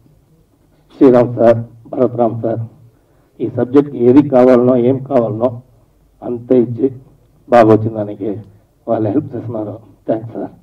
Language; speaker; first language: Telugu; non-native, learner; Tamil